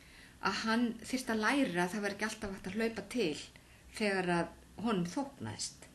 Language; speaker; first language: Icelandic; native; Icelandic